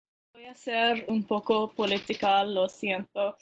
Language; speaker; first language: Spanish; non-native, learner; English